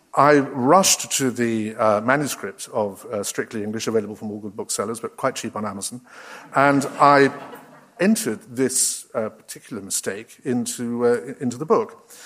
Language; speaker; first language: English; native; English